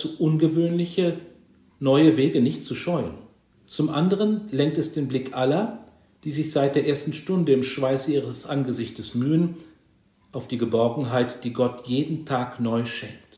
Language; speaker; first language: German; native; German